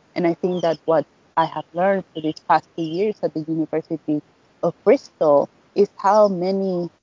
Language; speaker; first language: English; non-native, fluent; Spanish